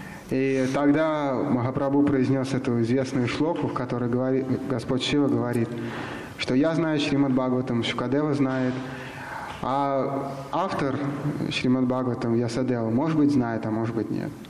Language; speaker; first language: Russian; native; Russian